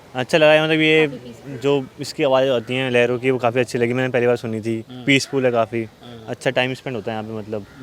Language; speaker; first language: Hindi; native; Hindi